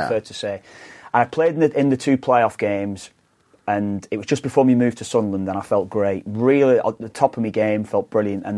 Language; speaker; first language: English; native; English